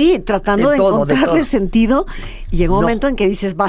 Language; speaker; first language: Spanish; native; Spanish